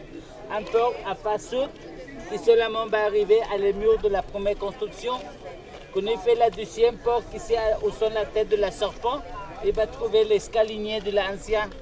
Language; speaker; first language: French; non-native, fluent; Spanish